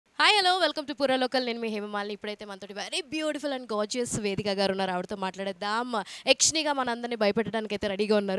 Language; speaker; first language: Telugu; native; Telugu